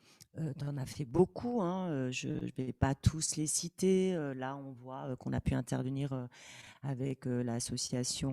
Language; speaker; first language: French; native; French